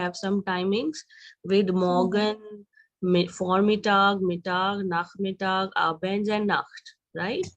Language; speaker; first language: German; non-native, fluent; Hindi